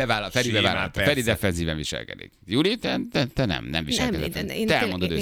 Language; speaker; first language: Hungarian; native; Hungarian